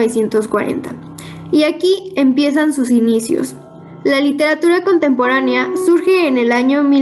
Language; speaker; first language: Spanish; native; Spanish